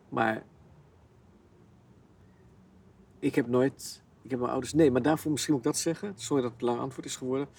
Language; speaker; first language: Dutch; native; Dutch